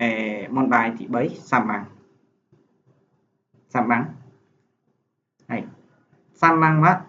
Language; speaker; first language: Japanese; non-native, fluent; Khmer